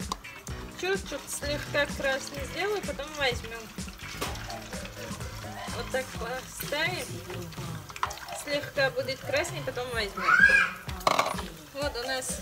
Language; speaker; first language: Russian; non-native, learner; Tajik